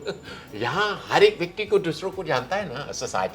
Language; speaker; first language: Hindi; non-native, fluent; English